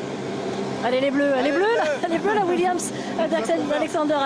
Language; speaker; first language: French; native; French